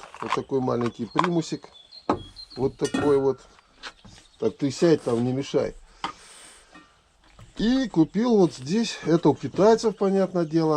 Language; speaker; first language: Russian; native; Russian